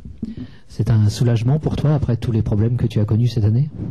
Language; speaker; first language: French; native; French